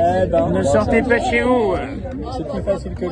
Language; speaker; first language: French; native; French